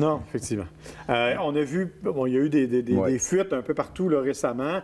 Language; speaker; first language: French; native; French